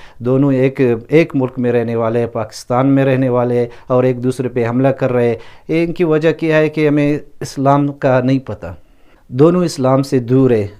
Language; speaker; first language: Urdu; non-native, local second language; Baluchi